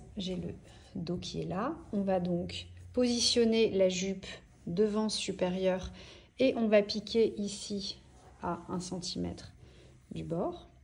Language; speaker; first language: French; native; French